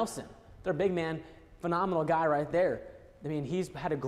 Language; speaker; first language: English; native; English